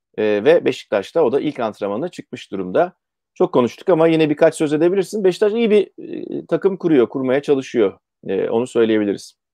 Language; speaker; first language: Turkish; native; Turkish